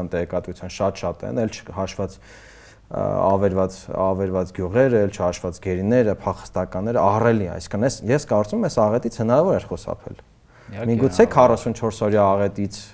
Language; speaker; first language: Armenian; native; Armenian